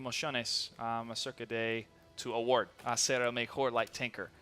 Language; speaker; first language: Spanish; non-native, learner; English